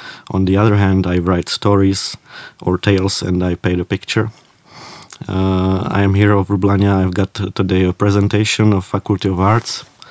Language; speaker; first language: English; non-native, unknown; Czech